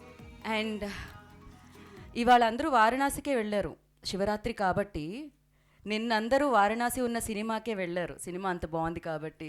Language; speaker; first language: Telugu; native; Telugu